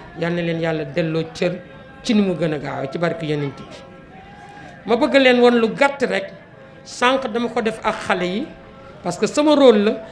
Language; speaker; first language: Wolof; native; Wolof